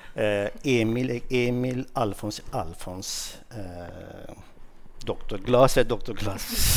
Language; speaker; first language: Swedish; non-native, fluent; Kurdish